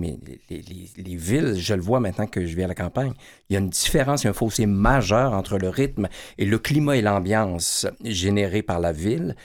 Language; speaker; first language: French; native; French